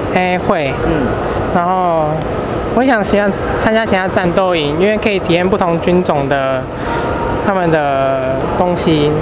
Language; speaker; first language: Chinese; native; Chinese